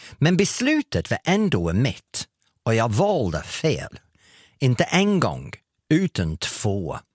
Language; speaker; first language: Swedish; non-native, fluent; English